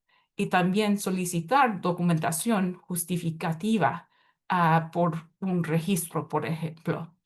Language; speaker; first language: Spanish; early bilingual, heritage; Spanish